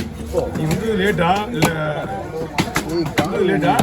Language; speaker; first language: Tamil; native; Tamil